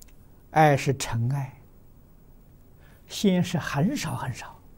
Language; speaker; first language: Chinese; native; Chinese